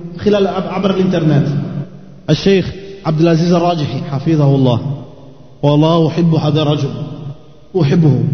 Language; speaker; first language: Arabic; non-native, fluent; Portuguese